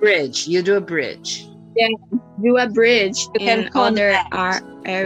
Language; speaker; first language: English; non-native, learner; Portuguese